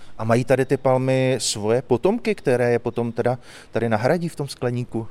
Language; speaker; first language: Czech; native; Czech